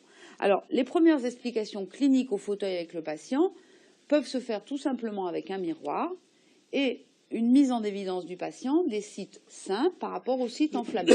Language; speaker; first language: French; native; French